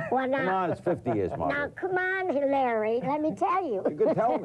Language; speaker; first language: English; native; English